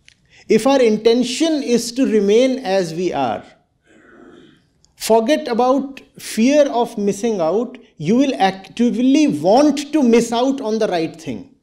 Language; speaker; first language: English; non-native, local second language; Hindi